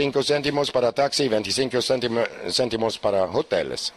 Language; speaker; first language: Spanish; non-native, learner; German